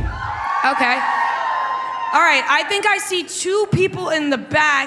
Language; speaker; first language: English; native; English